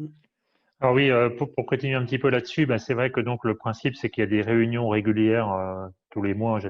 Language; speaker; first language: French; native; French